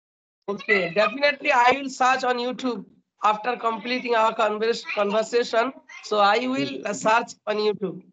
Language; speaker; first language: English; non-native, learner; Bangla